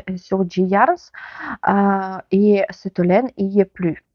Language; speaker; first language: French; non-native, fluent; Ukrainian